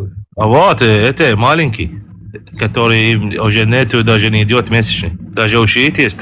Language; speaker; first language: Russian; non-native, learner; Arabic